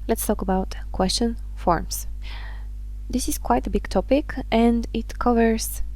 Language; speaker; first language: English; non-native, fluent; Bulgarian